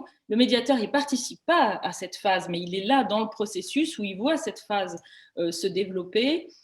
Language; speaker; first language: French; native; French